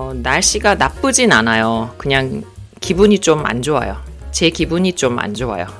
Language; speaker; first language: Korean; non-native, learner; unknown